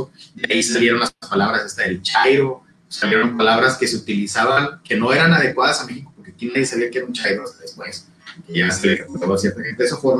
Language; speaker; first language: Spanish; native; Spanish